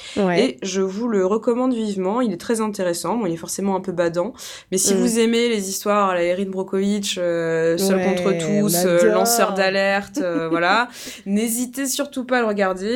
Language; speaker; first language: French; native; French